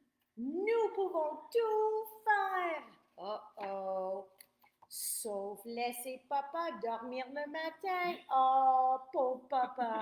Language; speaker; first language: French; non-native, fluent; English